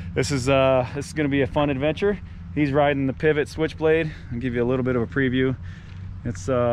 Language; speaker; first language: English; native; English